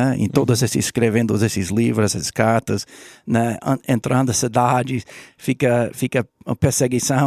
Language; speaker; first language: Portuguese; non-native, learner; English